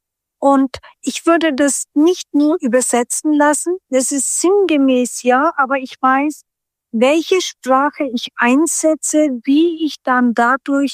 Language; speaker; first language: German; early bilingual, other home language; Turkish